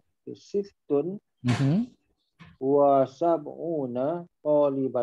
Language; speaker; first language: Arabic; non-native, learner; Malay